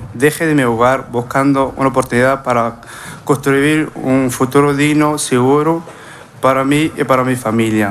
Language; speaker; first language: Spanish; non-native, fluent; Arabic